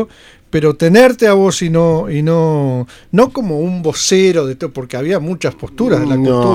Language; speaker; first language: Spanish; native; Spanish